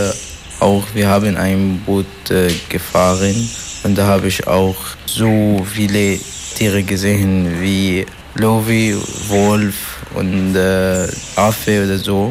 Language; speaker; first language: German; non-native, learner; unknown